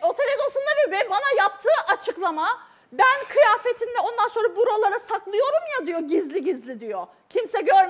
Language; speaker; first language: Turkish; native; Turkish